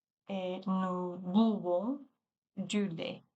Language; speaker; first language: French; non-native, learner; Chinese